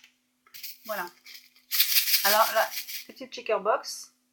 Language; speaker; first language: French; native; French